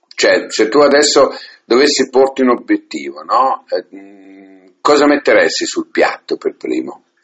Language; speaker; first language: Italian; native; Italian